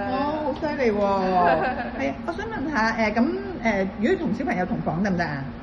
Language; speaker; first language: Cantonese; native; Cantonese